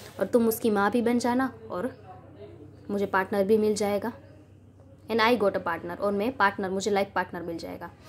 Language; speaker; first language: Hindi; non-native, local second language; Gujarati